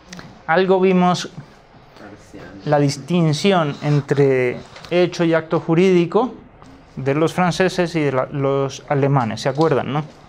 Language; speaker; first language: Spanish; native; Spanish